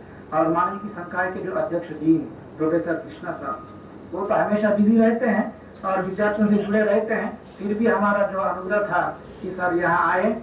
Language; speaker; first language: Hindi; native; Hindi